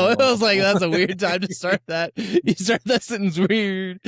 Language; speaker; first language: English; native; English